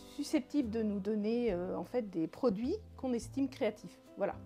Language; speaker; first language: French; native; French